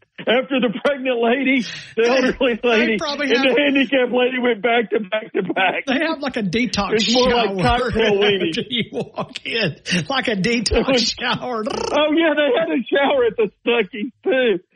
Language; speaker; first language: English; native; English